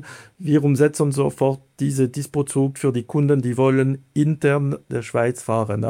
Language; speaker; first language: German; non-native, fluent; Italian